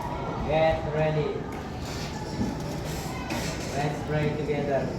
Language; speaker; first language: English; non-native, learner; Indonesian